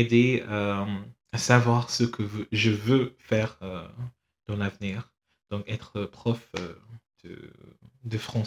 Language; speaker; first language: French; non-native, fluent; English